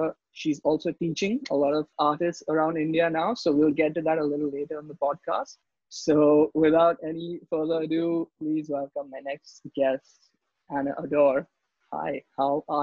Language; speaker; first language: English; non-native, local second language; Hindi